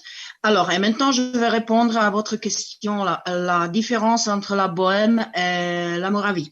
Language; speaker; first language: French; non-native, fluent; Czech